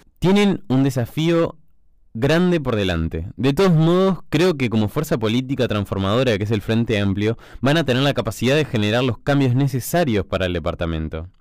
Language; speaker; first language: Spanish; native; Spanish